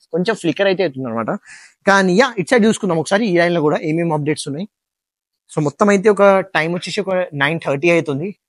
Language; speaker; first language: Telugu; non-native, local second language; Hindi